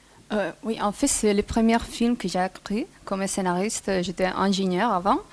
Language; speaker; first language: French; non-native, fluent; Spanish